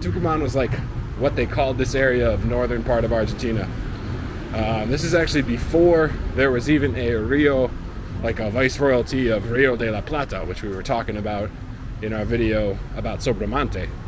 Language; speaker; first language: English; native; English